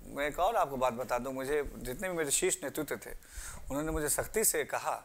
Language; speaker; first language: Hindi; native; Hindi